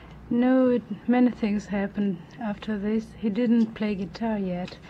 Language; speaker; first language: English; non-native, fluent; Portuguese